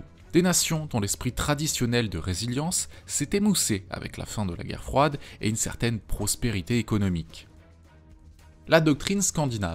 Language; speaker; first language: French; native; French